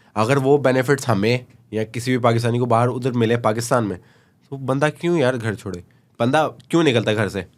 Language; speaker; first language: Urdu; native; Urdu